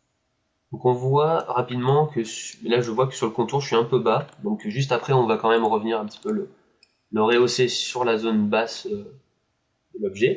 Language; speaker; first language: French; native; French